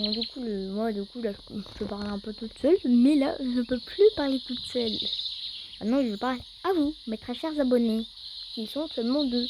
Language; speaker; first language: French; native; French